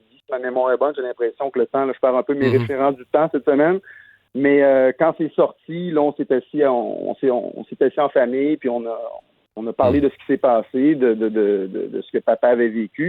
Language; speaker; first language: French; native; French